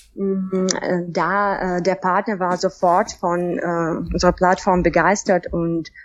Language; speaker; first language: German; non-native, fluent; Russian